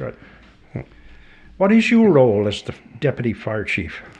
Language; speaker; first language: English; native; English